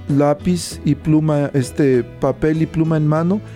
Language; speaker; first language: Spanish; native; Spanish